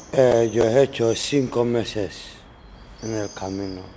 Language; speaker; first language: Spanish; non-native, learner; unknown